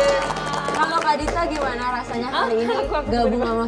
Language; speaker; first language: Indonesian; native; Indonesian